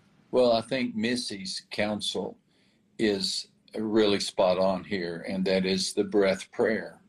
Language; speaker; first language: English; native; English